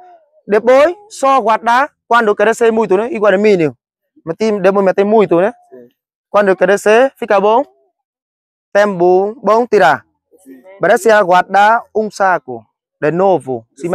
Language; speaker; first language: Portuguese; non-native, learner; Vietnamese